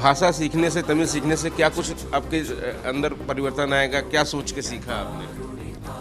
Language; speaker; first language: Hindi; native; Hindi